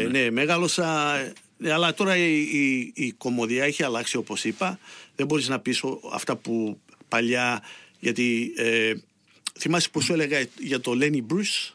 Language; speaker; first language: Greek; early bilingual, heritage; Greek